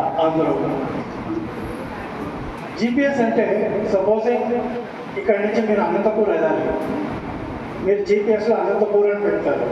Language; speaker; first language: Telugu; non-native, fluent; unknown